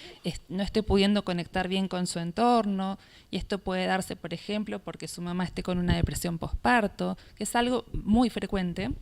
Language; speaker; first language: Spanish; native; Spanish